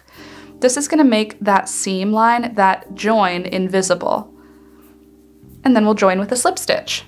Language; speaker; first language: English; native; English